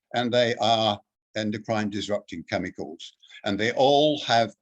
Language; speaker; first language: English; native; English